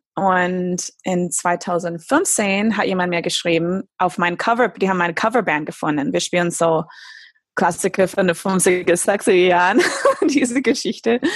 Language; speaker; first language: German; non-native, fluent; English